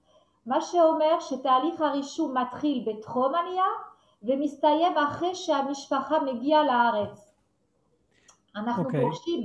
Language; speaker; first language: Hebrew; non-native, fluent; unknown